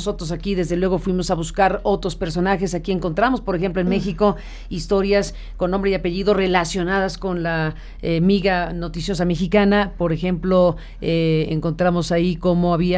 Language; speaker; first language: Spanish; native; Spanish